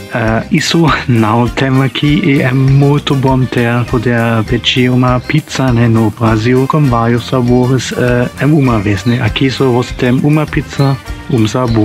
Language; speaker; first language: Portuguese; non-native, fluent; German